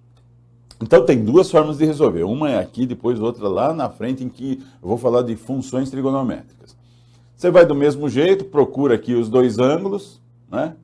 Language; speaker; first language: Portuguese; native; Portuguese